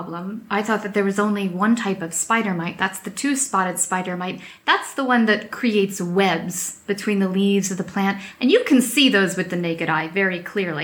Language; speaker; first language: English; native; English